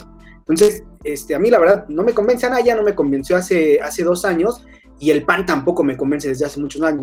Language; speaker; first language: Spanish; native; Spanish